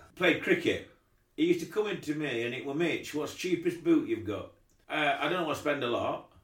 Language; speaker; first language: English; native; English